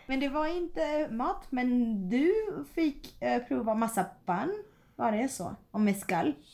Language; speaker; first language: Swedish; non-native, fluent; Spanish